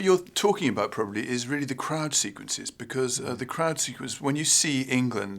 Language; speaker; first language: English; native; English